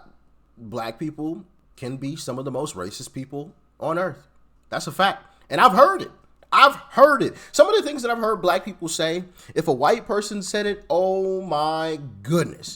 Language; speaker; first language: English; native; English